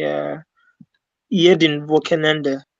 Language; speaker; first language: German; non-native, learner; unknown